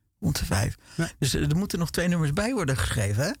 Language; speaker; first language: Dutch; native; Dutch